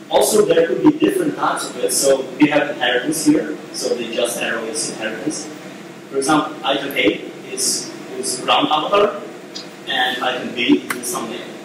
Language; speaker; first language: English; non-native, fluent; Ukrainian